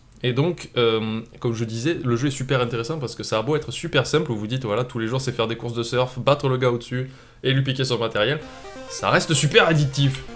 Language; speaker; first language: French; native; French